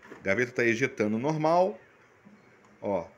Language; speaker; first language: Portuguese; native; Portuguese